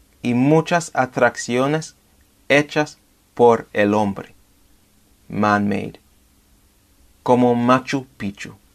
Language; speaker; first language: Spanish; non-native, fluent; English